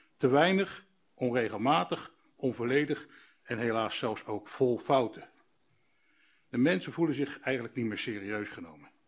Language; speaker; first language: Dutch; native; Dutch